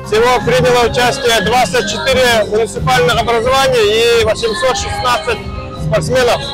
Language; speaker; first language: Russian; native; Russian